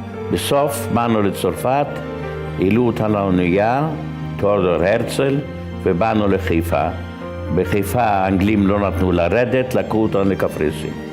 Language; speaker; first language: Hebrew; non-native, fluent; Yiddish